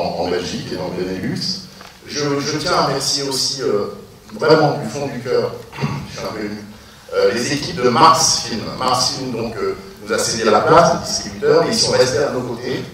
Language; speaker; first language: French; native; French